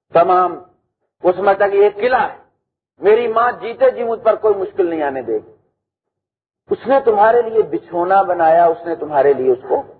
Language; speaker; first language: Urdu; non-native, local second language; Punjabi